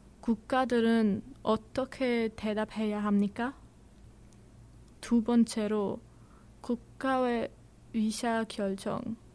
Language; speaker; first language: Korean; non-native, learner; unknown